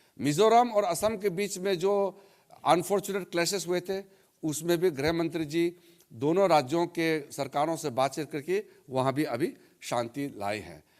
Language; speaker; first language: Hindi; non-native, local second language; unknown